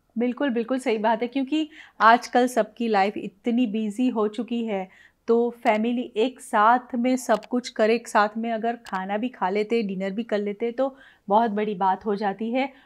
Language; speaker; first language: Hindi; non-native, local second language; Gujarati